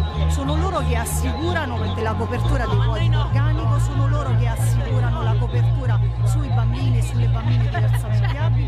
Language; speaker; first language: Italian; native; Italian